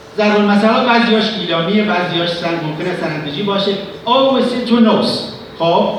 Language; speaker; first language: Persian; non-native, local second language; Southern Kurdish